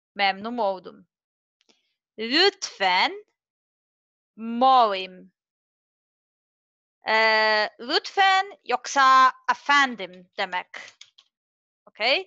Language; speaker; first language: Turkish; non-native, learner; Serbian